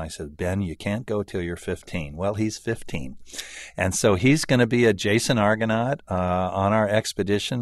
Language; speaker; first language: English; native; English